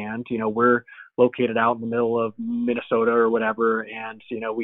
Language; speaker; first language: English; native; English